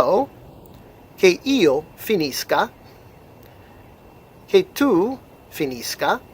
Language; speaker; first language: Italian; non-native, fluent; English